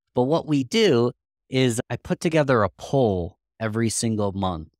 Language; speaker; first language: English; native; English